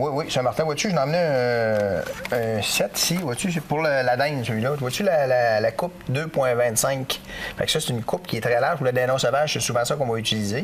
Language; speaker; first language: French; native; French